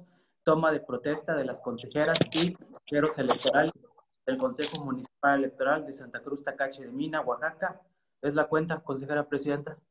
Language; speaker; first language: Spanish; native; Spanish